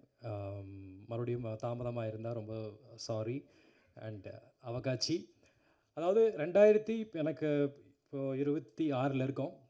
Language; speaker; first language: Tamil; native; Tamil